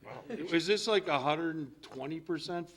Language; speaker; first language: English; native; English